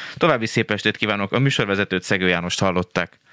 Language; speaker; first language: Hungarian; native; Hungarian